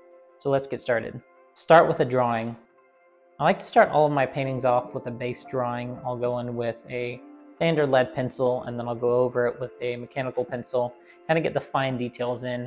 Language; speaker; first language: English; native; English